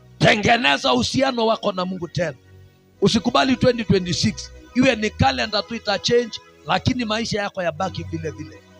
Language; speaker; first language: Swahili; non-native, local second language; Masai